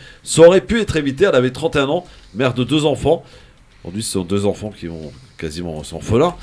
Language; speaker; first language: French; native; French